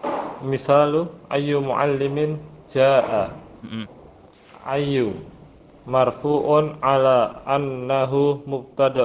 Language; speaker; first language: Arabic; non-native, learner; Indonesian